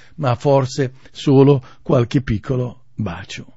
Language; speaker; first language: Italian; native; Italian